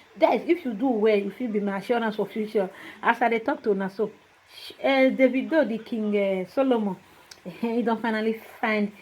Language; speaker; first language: Nigerian Pidgin; non-native, local second language; Igbo